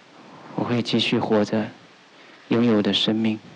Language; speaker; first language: Chinese; native; Chinese